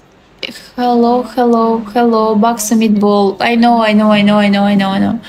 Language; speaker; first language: English; non-native, learner; Russian